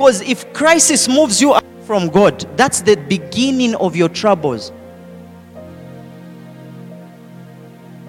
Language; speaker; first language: English; non-native, local second language; Nyanja